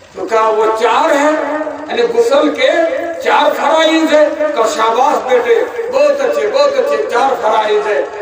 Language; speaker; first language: Urdu; non-native, local second language; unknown